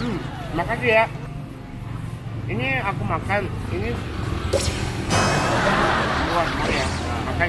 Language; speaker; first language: Indonesian; non-native, learner; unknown